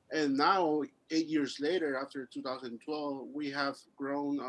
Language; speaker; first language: English; early bilingual, other home language; Spanish